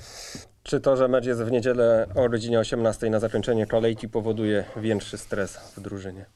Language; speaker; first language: Polish; native; Polish